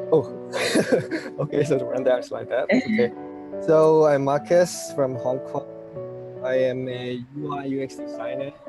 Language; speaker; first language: English; non-native, local second language; Cantonese